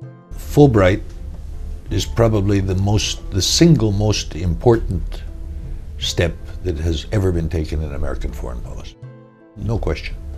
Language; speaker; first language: English; native; English